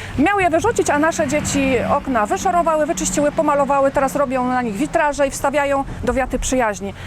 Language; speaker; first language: Polish; native; Polish